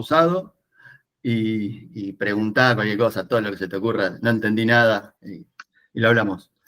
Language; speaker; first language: Spanish; native; Spanish